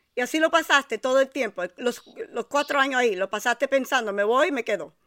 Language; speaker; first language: Spanish; early bilingual, heritage; Spanish